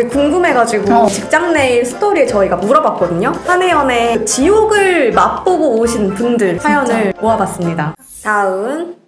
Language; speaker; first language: Korean; native; Korean